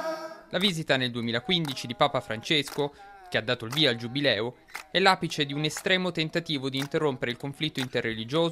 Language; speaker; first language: Italian; native; Italian